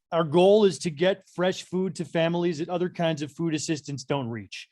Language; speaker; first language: English; native; English